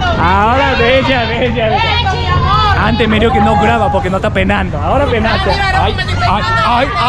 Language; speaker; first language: Spanish; non-native, learner; Japanese